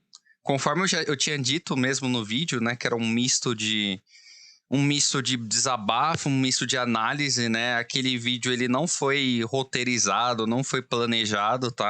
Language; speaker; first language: Portuguese; native; Portuguese